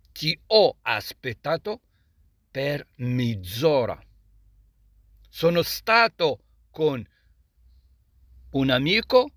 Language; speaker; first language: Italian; non-native, learner; Arabic